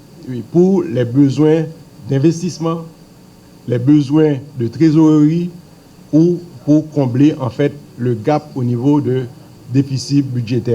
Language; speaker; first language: French; non-native, local second language; Haitian Creole